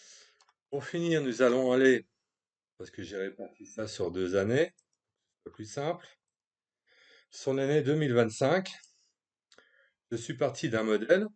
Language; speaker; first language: French; native; French